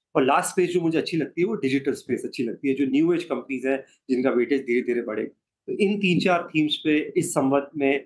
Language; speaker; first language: Hindi; native; Hindi